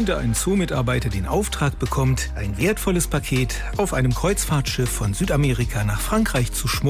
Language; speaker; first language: German; native; German